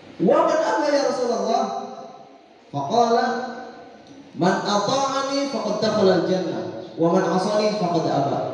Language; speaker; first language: Arabic; non-native, learner; Indonesian